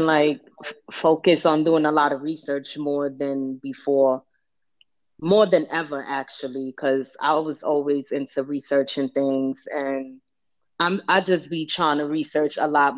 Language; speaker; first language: English; native; English